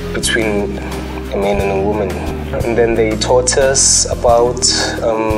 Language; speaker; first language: English; non-native, local second language; Zulu